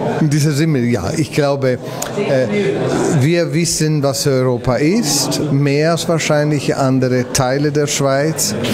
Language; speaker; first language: German; non-native, fluent; French